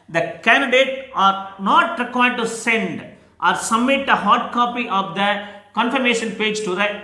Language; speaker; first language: English; non-native, local second language; Tamil